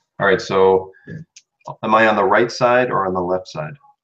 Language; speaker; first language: English; native; English